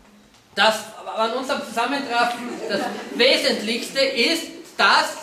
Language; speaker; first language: German; non-native, fluent; Slovenian